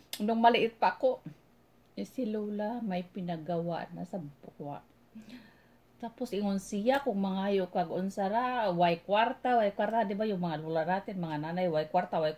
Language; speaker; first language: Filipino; non-native, local second language; Cebuano